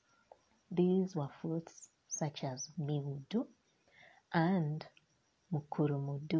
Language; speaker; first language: English; non-native, local second language; Luyia